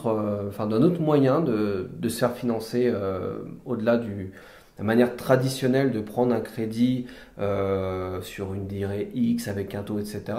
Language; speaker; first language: French; native; French